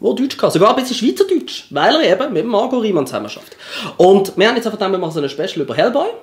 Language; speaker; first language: German; native; German